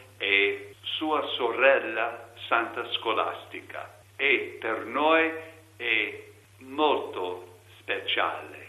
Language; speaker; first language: Italian; non-native, learner; English